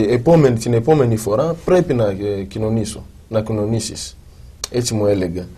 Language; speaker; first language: Greek; non-native, fluent; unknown